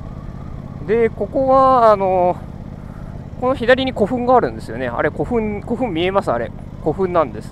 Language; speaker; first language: Japanese; native; Japanese